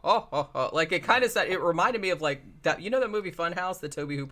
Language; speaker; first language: English; native; English